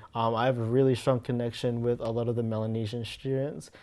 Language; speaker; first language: English; native; English